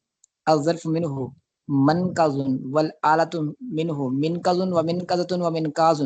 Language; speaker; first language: Arabic; non-native, learner; Urdu